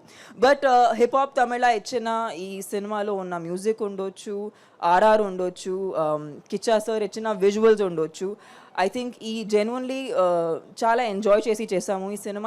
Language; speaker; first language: Telugu; non-native, fluent; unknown